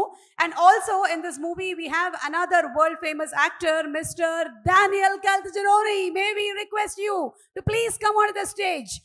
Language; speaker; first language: Telugu; native; Telugu